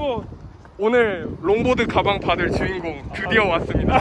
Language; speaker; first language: Korean; non-native, fluent; Russian